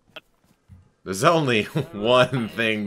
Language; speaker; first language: English; native; English